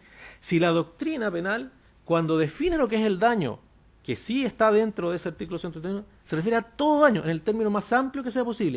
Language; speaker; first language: Spanish; native; Spanish